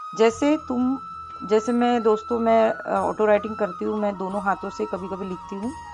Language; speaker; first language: Hindi; non-native, local second language; Marathi